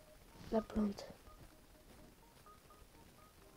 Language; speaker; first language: French; native; French